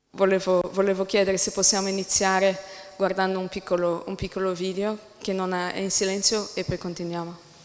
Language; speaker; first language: Italian; non-native, learner; English